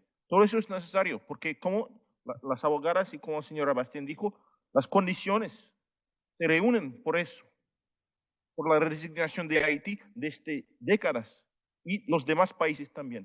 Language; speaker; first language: Spanish; non-native, fluent; Haitian Creole